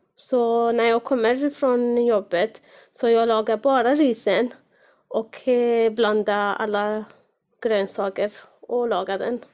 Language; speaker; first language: Swedish; non-native, fluent; Arabic